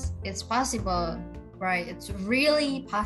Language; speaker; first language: English; non-native, fluent; Indonesian